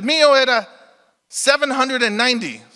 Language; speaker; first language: Spanish; early bilingual, heritage; Spanish